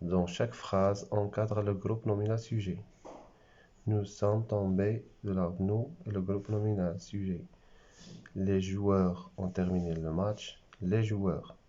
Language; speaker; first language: French; non-native, local second language; Arabic